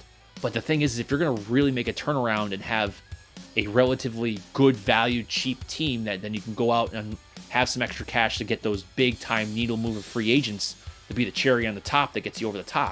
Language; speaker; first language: English; native; English